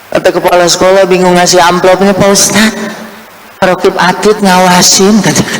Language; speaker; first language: Indonesian; native; Indonesian